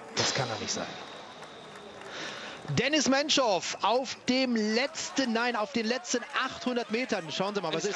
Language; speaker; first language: German; native; German